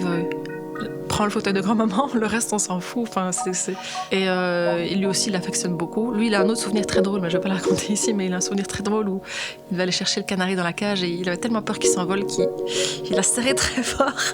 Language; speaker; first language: French; native; French